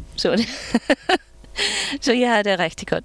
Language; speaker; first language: Danish; non-native, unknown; English